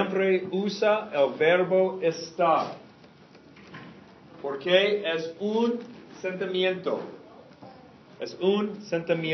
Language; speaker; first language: Spanish; non-native, fluent; English